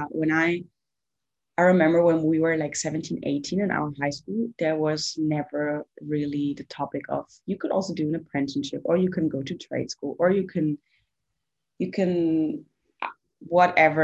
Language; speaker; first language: English; non-native, fluent; German